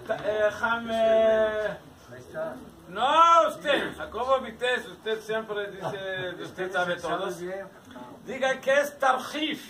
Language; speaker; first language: Spanish; non-native, learner; Hebrew